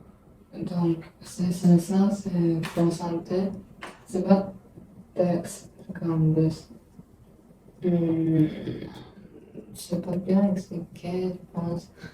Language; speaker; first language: French; non-native, learner; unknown